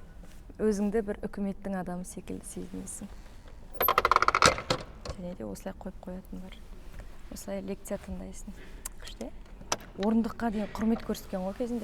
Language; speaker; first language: Kazakh; native; Kazakh